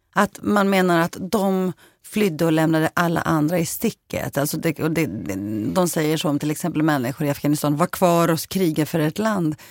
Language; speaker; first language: Swedish; early bilingual, other home language; Greek